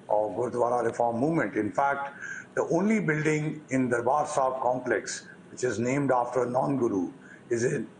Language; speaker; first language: English; non-native, local second language; Punjabi